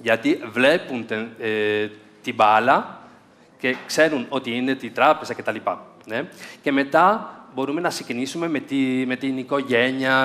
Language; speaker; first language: Greek; non-native, fluent; Spanish